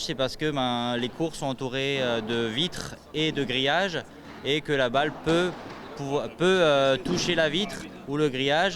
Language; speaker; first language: French; native; French